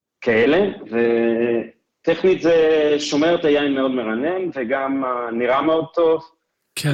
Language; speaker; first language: Hebrew; non-native, fluent; English